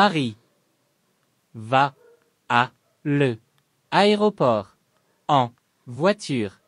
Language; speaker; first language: French; non-native, learner; English